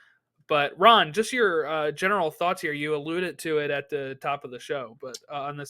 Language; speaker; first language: English; native; English